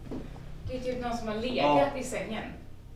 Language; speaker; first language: Swedish; native; Swedish